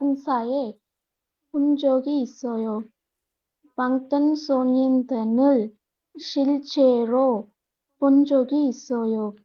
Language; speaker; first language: Korean; non-native, learner; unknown